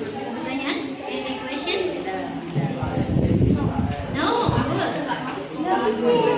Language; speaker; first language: English; non-native, local second language; Indonesian